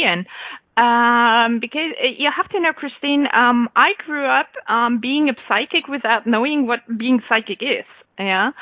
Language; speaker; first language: English; non-native, fluent; German